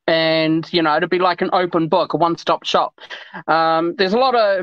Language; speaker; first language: English; native; English